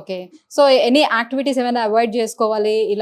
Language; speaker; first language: Telugu; native; Telugu